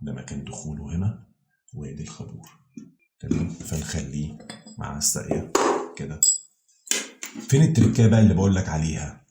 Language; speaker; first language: Arabic; native; Arabic